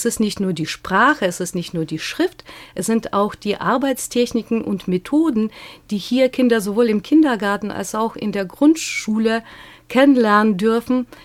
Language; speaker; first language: German; native; German